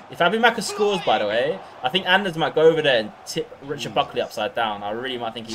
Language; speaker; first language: English; native; English